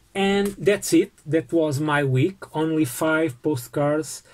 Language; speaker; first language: English; non-native, fluent; Portuguese